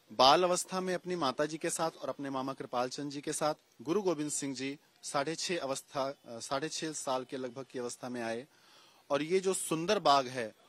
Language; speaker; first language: Hindi; native; Hindi